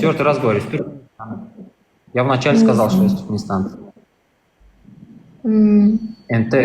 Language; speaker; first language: Russian; non-native, local second language; Turkmen